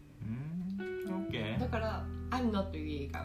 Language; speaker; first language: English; non-native, learner; Japanese